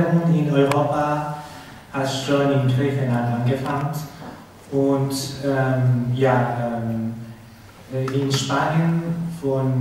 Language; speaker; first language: German; non-native, learner; Spanish